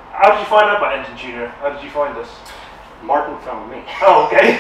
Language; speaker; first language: English; non-native, fluent; Romanian